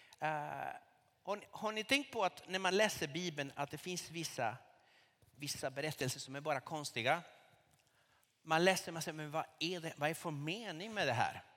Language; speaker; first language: Swedish; non-native, fluent; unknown